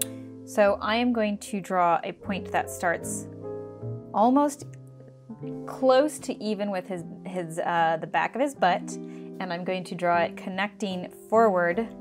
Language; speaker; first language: English; native; English